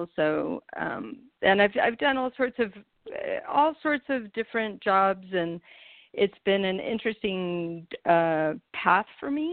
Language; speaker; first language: English; native; English